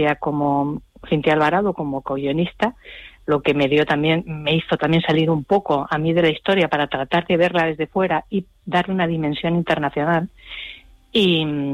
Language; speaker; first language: Spanish; native; Spanish